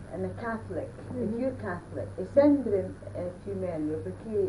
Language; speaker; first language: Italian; early bilingual, heritage; Italian